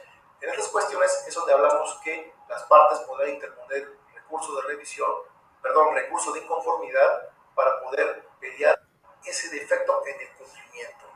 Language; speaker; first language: Spanish; native; Spanish